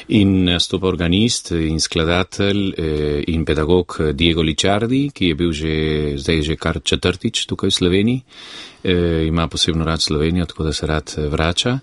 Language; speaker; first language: Slovenian; early bilingual, heritage; Slovenian